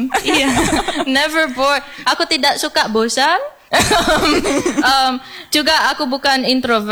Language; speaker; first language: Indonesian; early bilingual, heritage; Indonesian